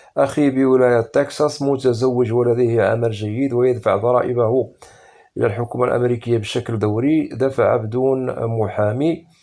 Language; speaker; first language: Arabic; native; Arabic